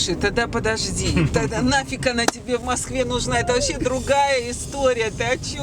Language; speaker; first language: Russian; native; Russian